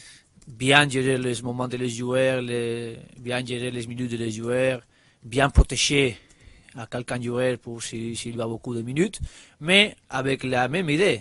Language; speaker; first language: French; non-native, learner; Spanish